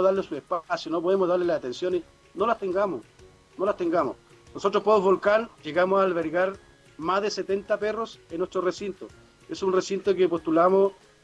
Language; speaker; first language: Spanish; native; Spanish